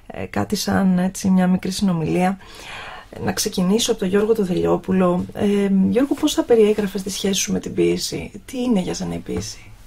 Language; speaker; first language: Greek; native; Greek